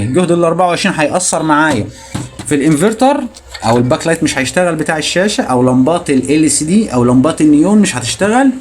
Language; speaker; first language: Arabic; native; Arabic